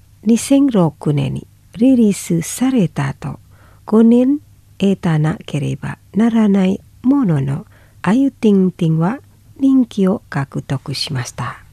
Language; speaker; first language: Japanese; non-native, fluent; Indonesian